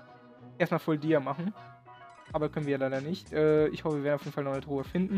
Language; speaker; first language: German; native; German